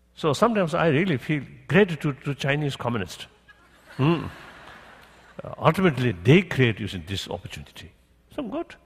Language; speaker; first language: English; non-native, learner; Tibetan